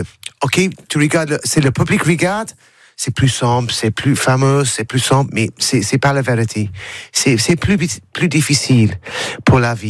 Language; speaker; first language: French; non-native, learner; English